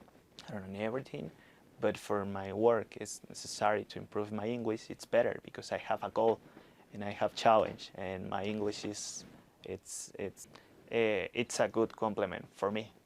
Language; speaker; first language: English; non-native, learner; Spanish